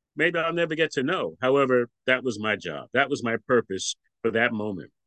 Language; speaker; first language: English; native; English